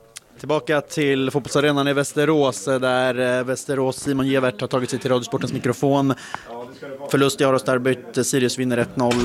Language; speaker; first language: Swedish; native; Swedish